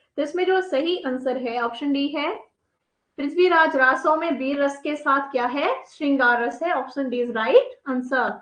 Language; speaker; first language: Hindi; native; Hindi